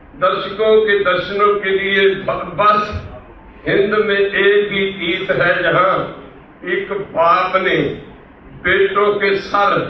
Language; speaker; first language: Urdu; non-native, local second language; Punjabi